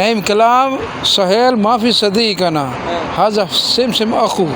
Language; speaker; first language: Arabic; non-native, learner; Urdu